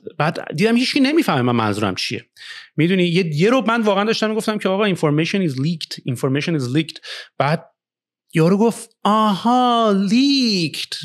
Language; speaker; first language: Persian; native; Persian